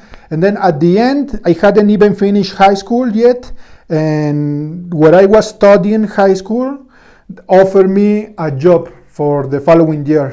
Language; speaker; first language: English; non-native, fluent; Spanish